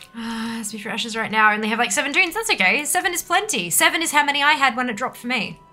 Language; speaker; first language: English; native; English